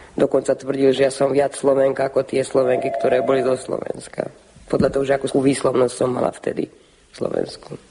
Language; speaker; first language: Slovak; early bilingual, heritage; Slovak